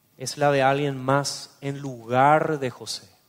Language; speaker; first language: Spanish; native; Spanish